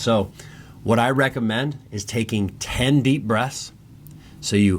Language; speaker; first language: English; native; English